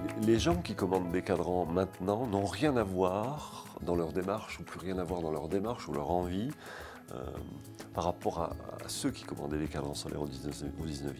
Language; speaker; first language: French; native; French